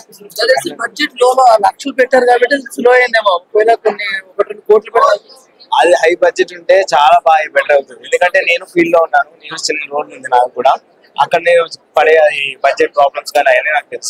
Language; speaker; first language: Telugu; native; Telugu